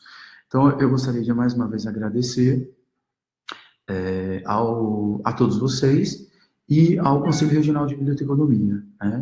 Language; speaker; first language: Portuguese; native; Portuguese